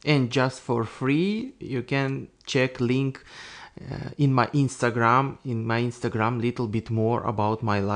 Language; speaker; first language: English; non-native, learner; Russian